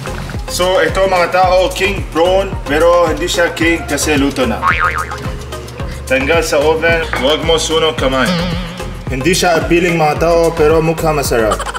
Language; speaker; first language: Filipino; non-native, learner; Arabic